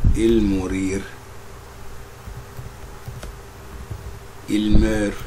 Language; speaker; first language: French; non-native, fluent; Arabic